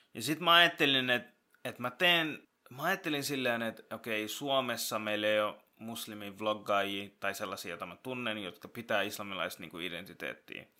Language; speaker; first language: Finnish; early bilingual, other home language; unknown